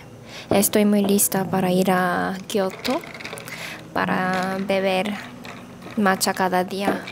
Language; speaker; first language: Spanish; non-native, fluent; Korean